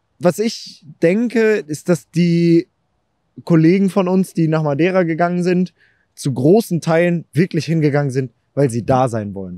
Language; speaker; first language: German; native; German